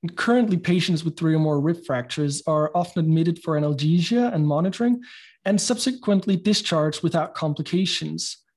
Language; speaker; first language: English; non-native, fluent; Danish